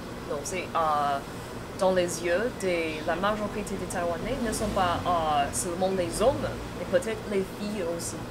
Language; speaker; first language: French; non-native, fluent; Chinese